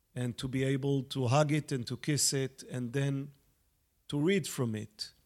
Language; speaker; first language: English; non-native, fluent; Hebrew